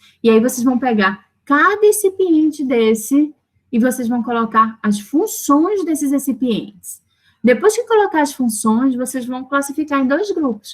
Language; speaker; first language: Portuguese; native; Portuguese